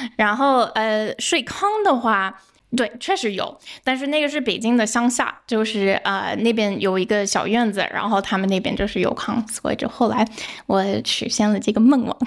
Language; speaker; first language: Chinese; non-native, fluent; English